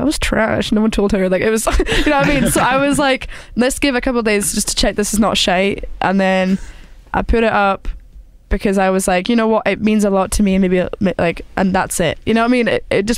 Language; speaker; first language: English; native; English